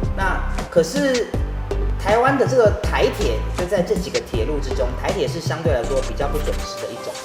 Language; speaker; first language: Chinese; native; Chinese